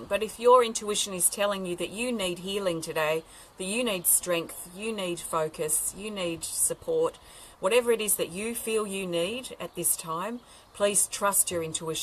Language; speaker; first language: English; native; English